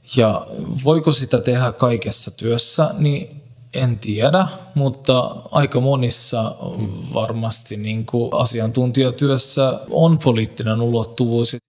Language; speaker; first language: Finnish; non-native, fluent; Turkish